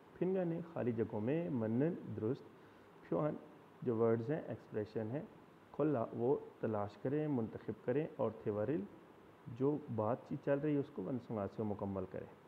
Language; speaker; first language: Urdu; non-native, local second language; Punjabi